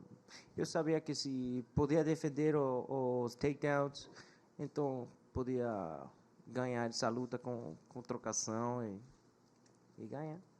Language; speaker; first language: Portuguese; non-native, learner; English